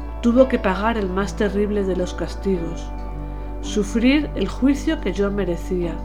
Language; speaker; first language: Spanish; native; Spanish